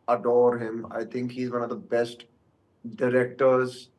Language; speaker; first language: Hindi; native; Hindi